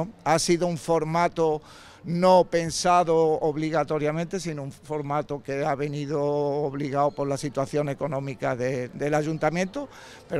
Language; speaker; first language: Spanish; native; Spanish